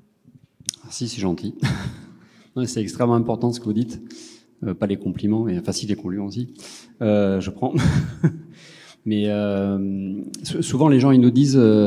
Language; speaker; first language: French; native; French